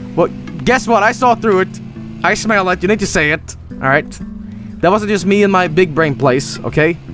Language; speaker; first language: English; non-native, fluent; Swedish